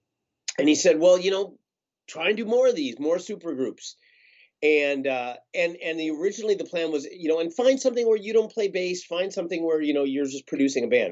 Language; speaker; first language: English; native; English